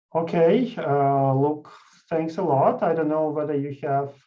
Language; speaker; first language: English; non-native, fluent; Russian